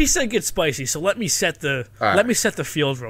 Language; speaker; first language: English; native; English